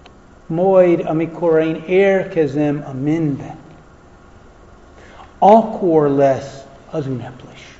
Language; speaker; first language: Hungarian; non-native, fluent; English